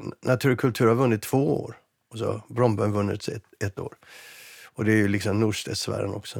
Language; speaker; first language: Swedish; native; Swedish